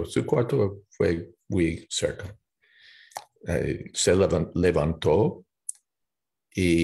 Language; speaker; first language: Spanish; non-native, fluent; English